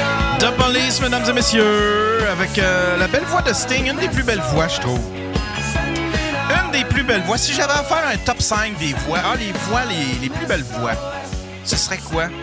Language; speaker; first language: French; native; French